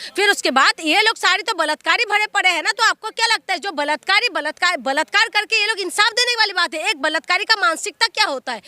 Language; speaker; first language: Hindi; non-native, local second language; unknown